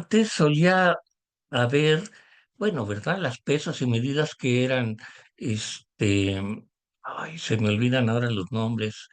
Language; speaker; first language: Spanish; native; Spanish